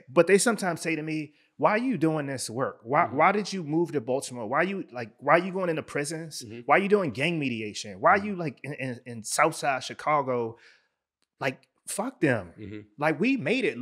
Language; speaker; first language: English; native; English